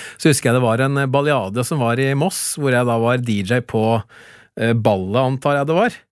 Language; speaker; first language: Norwegian; native; Norwegian